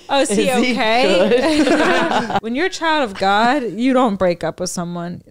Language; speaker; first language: English; native; English